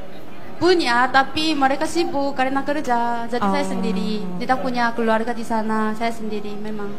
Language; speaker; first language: Indonesian; non-native, fluent; Korean